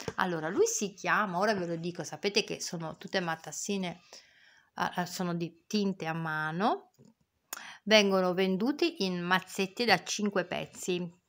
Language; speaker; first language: Italian; native; Italian